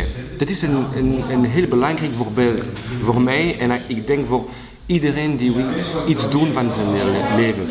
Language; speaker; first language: Dutch; non-native, local second language; French